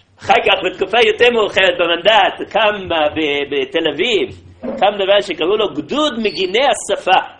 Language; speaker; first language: Hebrew; native; Hebrew